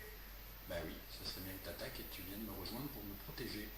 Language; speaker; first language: French; native; French